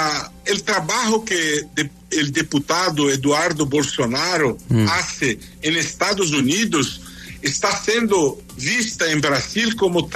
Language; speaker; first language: Spanish; non-native, fluent; Portuguese